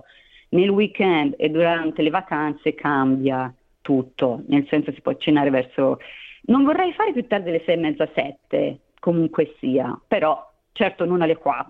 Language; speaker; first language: Italian; native; Italian